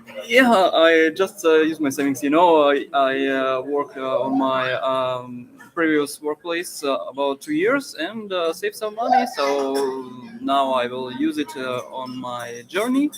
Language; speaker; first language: English; non-native, learner; Russian